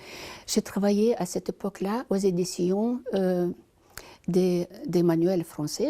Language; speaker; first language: French; non-native, fluent; Lithuanian